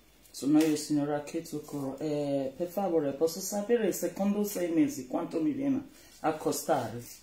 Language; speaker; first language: Italian; non-native, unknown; Bini